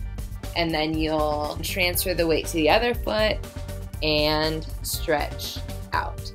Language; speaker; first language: English; native; English